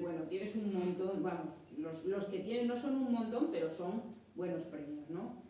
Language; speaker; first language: Spanish; native; Spanish